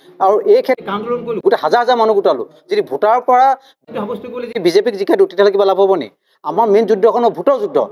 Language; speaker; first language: Assamese; native; Assamese